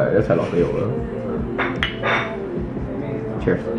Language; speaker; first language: Chinese; native; Chinese